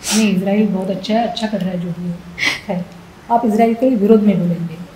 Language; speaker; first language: Hindi; non-native, local second language; Marathi